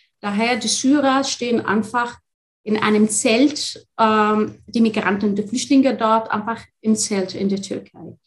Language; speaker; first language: German; non-native, fluent; Arabic